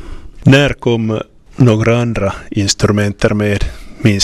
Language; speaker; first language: Swedish; non-native, local second language; Finnish